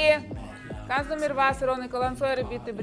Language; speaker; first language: German; non-native, fluent; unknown